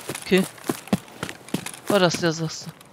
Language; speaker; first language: German; native; German